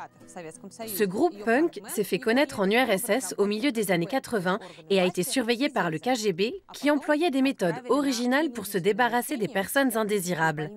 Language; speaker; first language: French; native; French